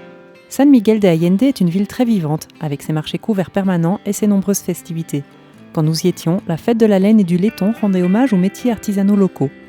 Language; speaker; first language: French; native; French